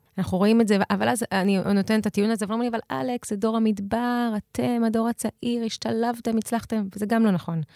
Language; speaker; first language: Hebrew; early bilingual, other home language; Russian